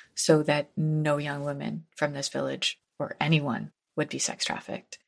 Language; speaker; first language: English; native; English